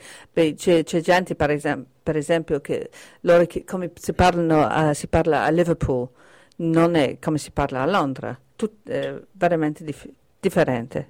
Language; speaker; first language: Italian; non-native, fluent; English